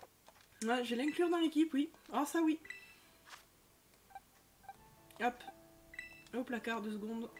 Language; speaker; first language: French; native; French